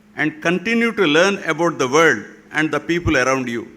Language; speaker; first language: English; non-native, local second language; Kannada